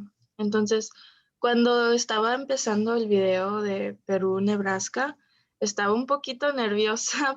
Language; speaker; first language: Spanish; early bilingual, heritage; Spanish